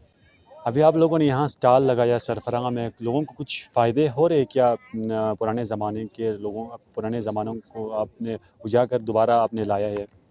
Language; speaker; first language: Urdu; non-native, local second language; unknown